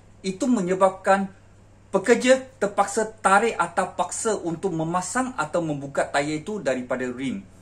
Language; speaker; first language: Malay; native; Malay